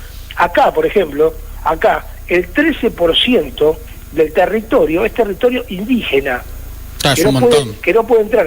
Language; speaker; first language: Spanish; native; Spanish